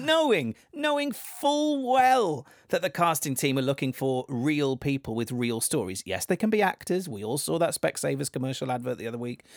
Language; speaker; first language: English; native; English